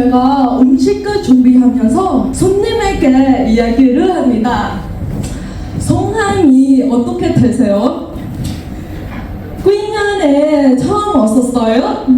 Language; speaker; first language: Korean; non-native, learner; Vietnamese